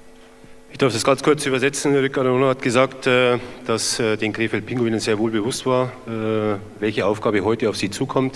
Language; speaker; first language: German; native; German